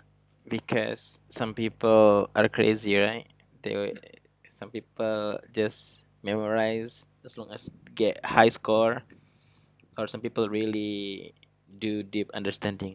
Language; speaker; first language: English; non-native, learner; Malay